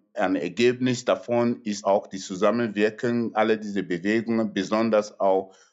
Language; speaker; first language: German; non-native, fluent; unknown